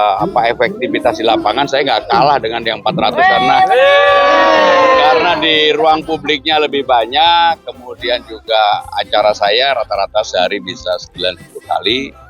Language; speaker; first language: Indonesian; native; Indonesian